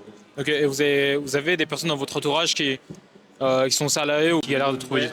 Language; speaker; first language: French; native; French